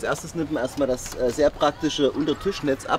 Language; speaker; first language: German; native; German